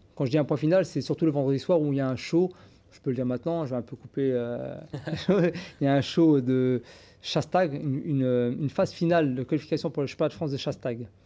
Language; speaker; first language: French; native; French